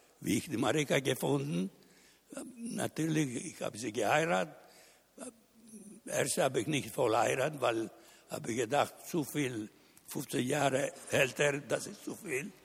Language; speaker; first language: German; non-native, learner; Italian